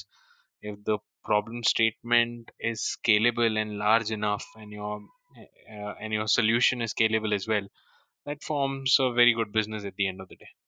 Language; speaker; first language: English; non-native, local second language; Hindi